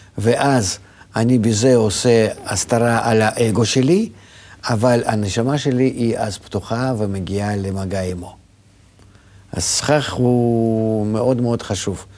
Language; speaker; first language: Hebrew; non-native, fluent; Russian